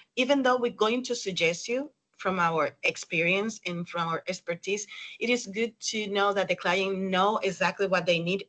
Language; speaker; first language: English; non-native, fluent; Spanish